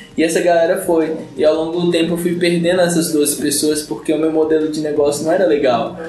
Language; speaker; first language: Portuguese; native; Portuguese